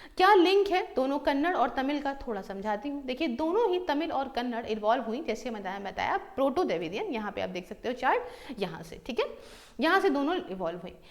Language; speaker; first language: Hindi; native; Hindi